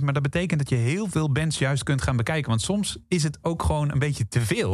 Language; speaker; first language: Dutch; native; Dutch